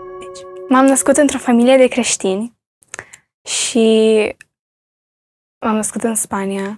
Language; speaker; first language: Romanian; early bilingual, heritage; Romanian